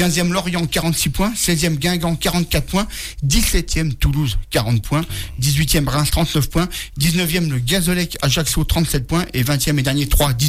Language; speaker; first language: French; native; French